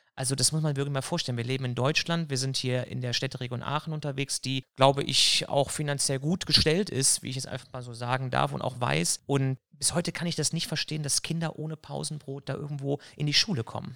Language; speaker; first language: German; native; German